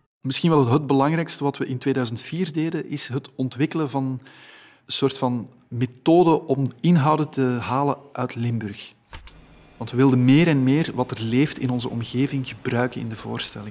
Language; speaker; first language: Dutch; native; Dutch